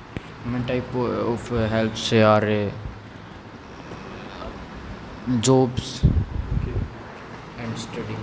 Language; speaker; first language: English; non-native, learner; Haryanvi